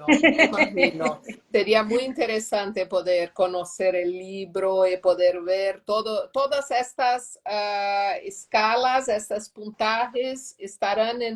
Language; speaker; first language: Spanish; non-native, learner; Portuguese